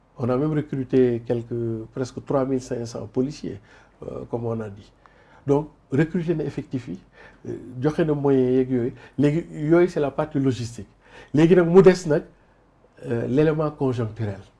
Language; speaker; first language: Wolof; non-native, local second language; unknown